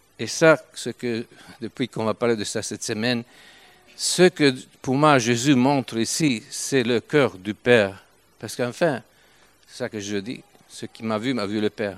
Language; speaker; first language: French; non-native, fluent; Italian